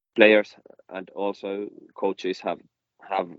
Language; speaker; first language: English; non-native, fluent; Finnish